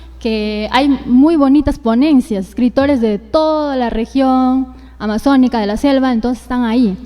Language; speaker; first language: Spanish; native; Spanish